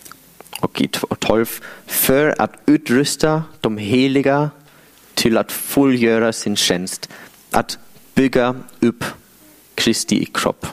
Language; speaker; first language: Swedish; non-native, fluent; English